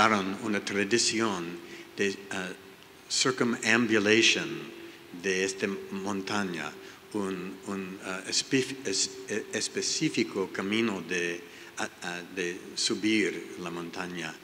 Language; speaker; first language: Spanish; non-native, learner; English